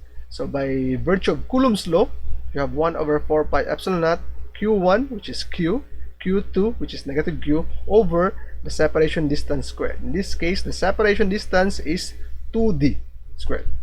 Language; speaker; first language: English; non-native, local second language; Filipino